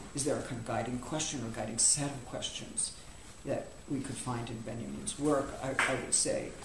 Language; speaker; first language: English; native; English